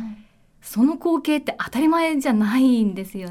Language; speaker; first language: Japanese; native; Japanese